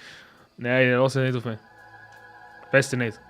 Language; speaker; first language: German; native; German